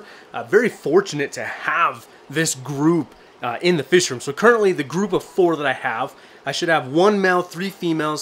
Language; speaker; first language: English; native; English